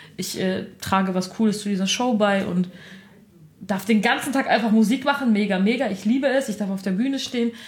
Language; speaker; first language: German; early bilingual, other home language; Armenian